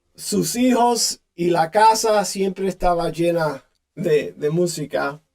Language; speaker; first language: Spanish; early bilingual, other home language; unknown